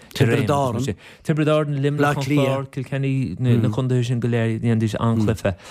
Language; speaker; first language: Irish; native; Irish